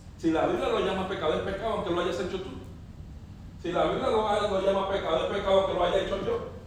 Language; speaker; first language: Spanish; native; Spanish